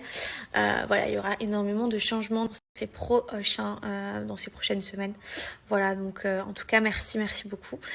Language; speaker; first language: French; native; French